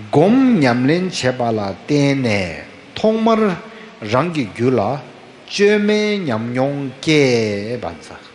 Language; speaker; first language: Nepali; non-native, fluent; Tibetan